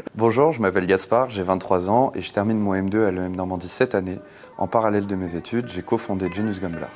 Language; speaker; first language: French; native; French